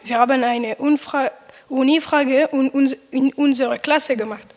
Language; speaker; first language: German; non-native, learner; French